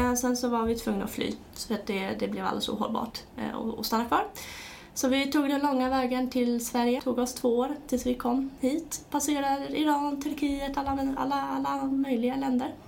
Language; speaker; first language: Swedish; early bilingual, other home language; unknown